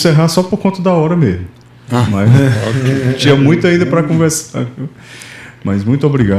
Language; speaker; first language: Portuguese; native; Portuguese